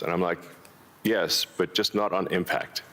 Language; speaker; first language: English; early bilingual, other home language; Afrikaans